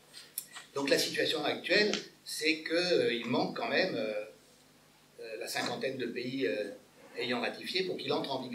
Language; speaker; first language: French; native; French